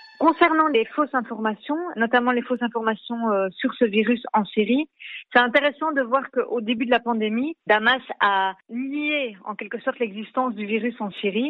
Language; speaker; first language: French; native; French